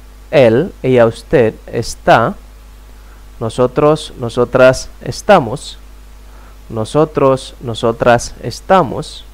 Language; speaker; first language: Spanish; non-native, fluent; Indonesian